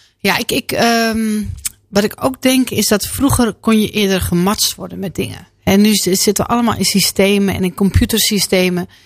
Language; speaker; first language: Dutch; native; Dutch